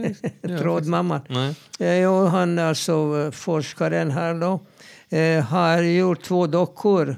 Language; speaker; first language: Swedish; non-native, fluent; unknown